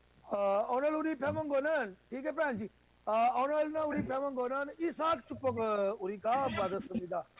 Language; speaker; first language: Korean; non-native, learner; Urdu